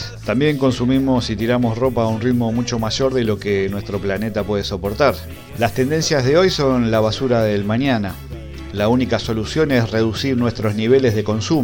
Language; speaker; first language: Spanish; native; Spanish